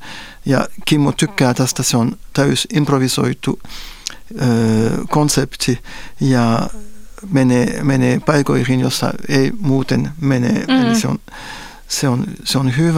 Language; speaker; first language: Finnish; non-native, fluent; French